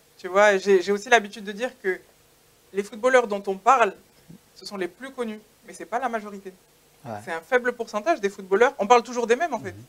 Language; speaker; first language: French; native; French